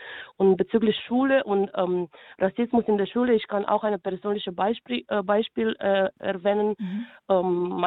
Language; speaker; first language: German; non-native, fluent; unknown